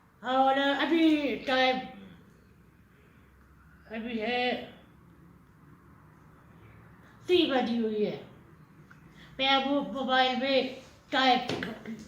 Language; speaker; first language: Hindi; non-native, learner; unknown